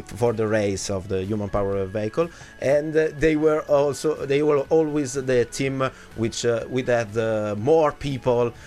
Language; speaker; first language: English; non-native, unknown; Italian